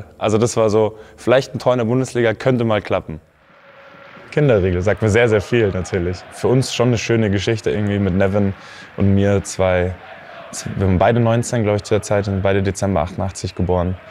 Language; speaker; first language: German; native; German